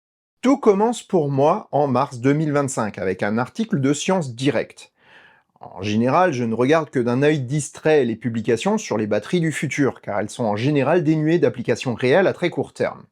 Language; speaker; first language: French; native; French